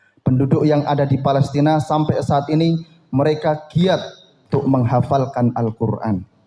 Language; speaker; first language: Indonesian; non-native, local second language; Javanese